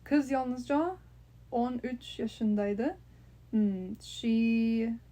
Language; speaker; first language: Turkish; non-native, learner; English